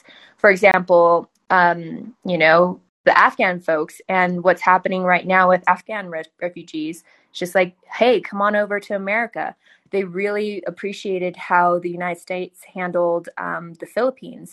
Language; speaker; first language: English; early bilingual, other home language; Chinese